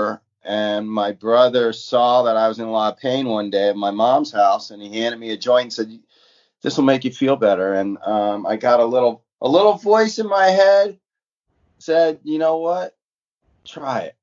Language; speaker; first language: English; native; English